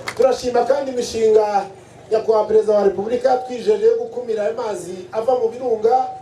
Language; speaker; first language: Kinyarwanda; native; Kinyarwanda